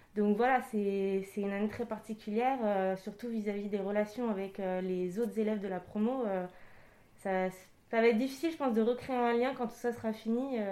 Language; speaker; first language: French; native; French